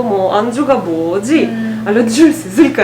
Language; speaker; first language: Korean; non-native, learner; Russian